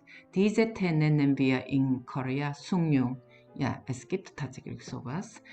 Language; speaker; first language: German; non-native, learner; Korean